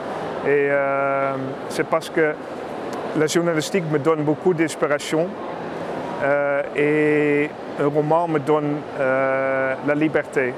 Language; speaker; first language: French; non-native, learner; Dutch